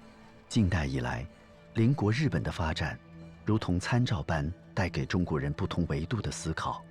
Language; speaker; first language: Chinese; native; Chinese